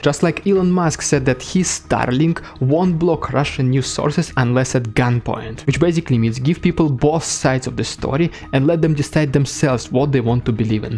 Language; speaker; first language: English; non-native, fluent; Russian